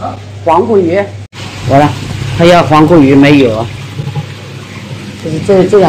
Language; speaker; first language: Chinese; native; Chinese